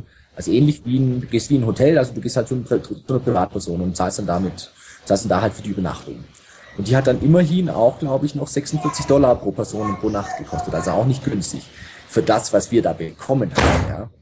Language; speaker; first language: German; native; German